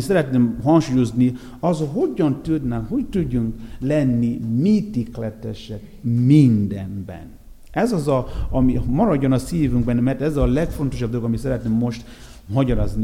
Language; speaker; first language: Hungarian; non-native, fluent; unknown